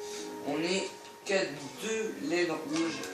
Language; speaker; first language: French; native; French